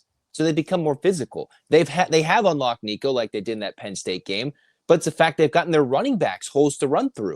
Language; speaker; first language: English; native; English